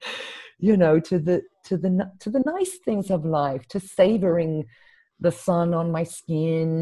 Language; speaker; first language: English; native; English